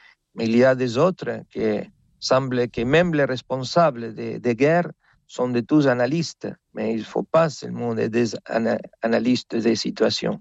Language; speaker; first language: French; non-native, fluent; Spanish